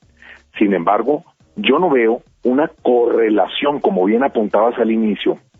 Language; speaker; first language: Spanish; native; Spanish